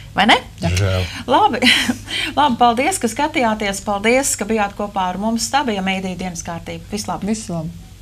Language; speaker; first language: Latvian; native; Latvian